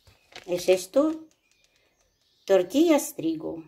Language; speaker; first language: Spanish; non-native, learner; Ukrainian